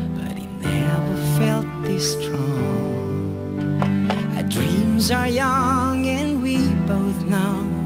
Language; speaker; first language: English; non-native, learner; Indonesian